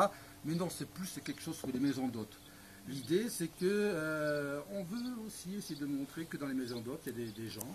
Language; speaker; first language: French; native; French